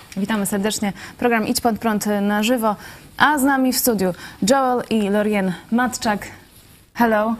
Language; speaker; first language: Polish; native; Polish